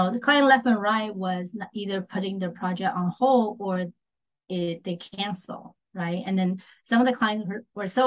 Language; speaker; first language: English; early bilingual, other home language; Chinese